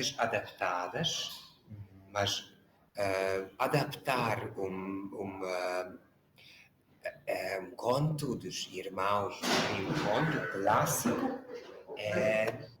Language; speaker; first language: Portuguese; non-native, learner; Hungarian